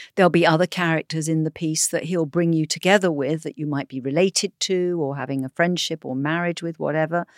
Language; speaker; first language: English; native; English